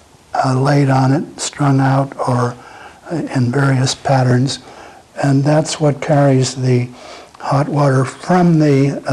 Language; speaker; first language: English; native; English